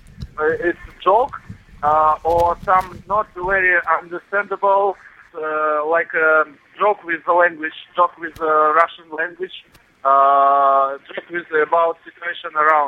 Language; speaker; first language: English; non-native, learner; Russian